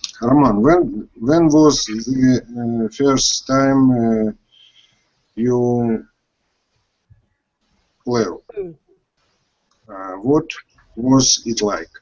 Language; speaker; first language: English; non-native, learner; Russian